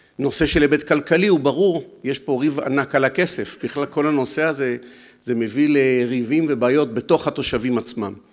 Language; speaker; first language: Hebrew; native; Hebrew